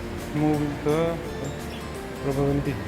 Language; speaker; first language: Hindi; native; Hindi